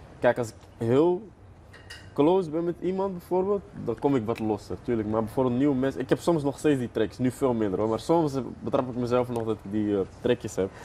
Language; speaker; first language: Dutch; early bilingual, other home language; Arabic